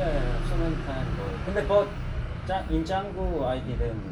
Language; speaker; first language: English; non-native, learner; Korean